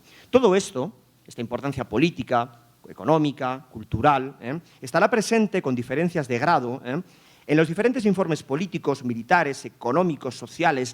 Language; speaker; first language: Spanish; native; Spanish